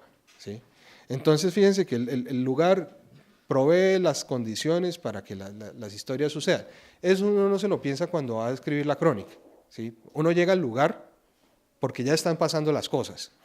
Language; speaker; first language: Spanish; native; Spanish